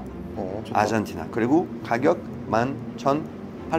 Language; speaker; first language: Korean; non-native, learner; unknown